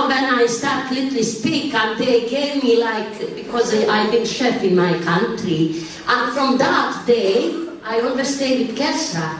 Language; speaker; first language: English; non-native, learner; Bosnian